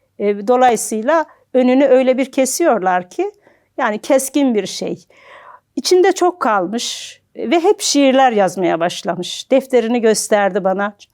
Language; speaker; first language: Turkish; native; Turkish